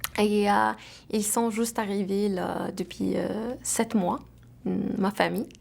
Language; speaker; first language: French; non-native, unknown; Arabic